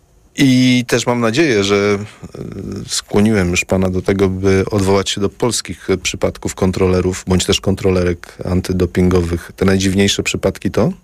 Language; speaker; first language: Polish; native; Polish